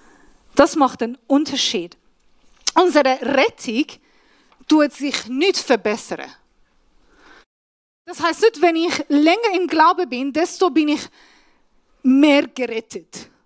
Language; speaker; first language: German; non-native, fluent; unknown